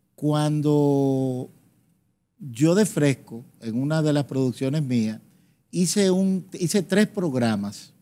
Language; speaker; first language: Spanish; native; Spanish